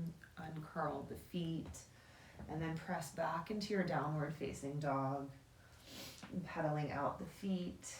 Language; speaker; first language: English; native; English